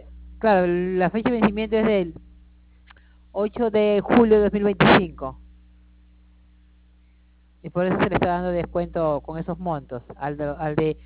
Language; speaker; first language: Spanish; native; Spanish